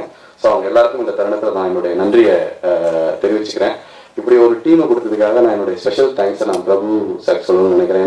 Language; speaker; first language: Tamil; native; Tamil